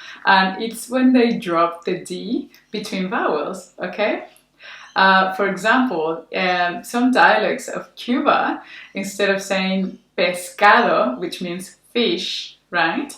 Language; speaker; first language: English; non-native, fluent; Spanish